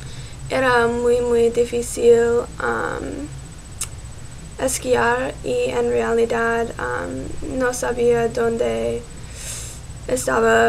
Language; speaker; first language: Spanish; non-native, learner; English